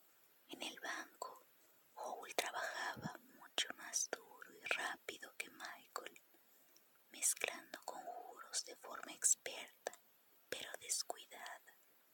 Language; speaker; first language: Spanish; native; Spanish